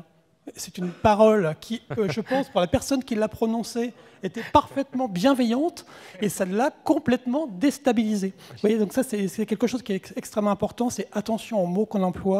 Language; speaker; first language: French; native; French